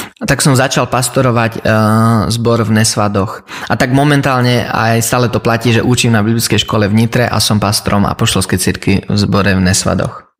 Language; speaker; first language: Slovak; early bilingual, heritage; Slovak